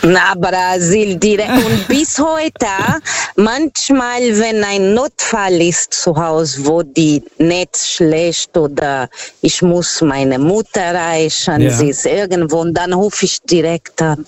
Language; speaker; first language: German; non-native, fluent; Portuguese